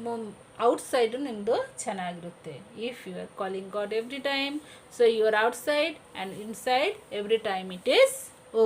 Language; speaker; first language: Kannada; non-native, local second language; Hindi